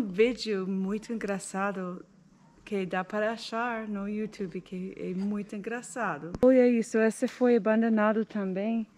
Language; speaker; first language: Portuguese; non-native, learner; English